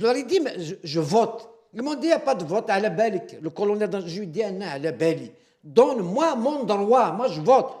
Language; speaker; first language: French; non-native, local second language; Kabyle